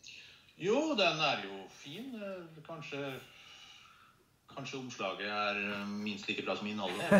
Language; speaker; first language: Norwegian; native; Norwegian